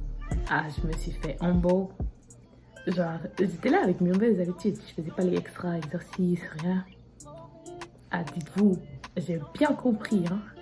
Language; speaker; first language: French; native; French